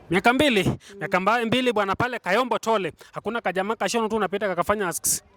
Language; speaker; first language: Swahili; non-native, local second language; Luyia